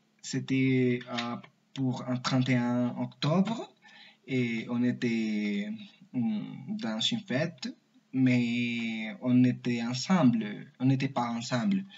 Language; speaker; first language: French; non-native, learner; Spanish